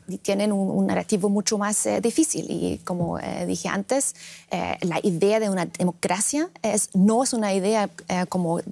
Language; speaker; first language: Spanish; non-native, fluent; Russian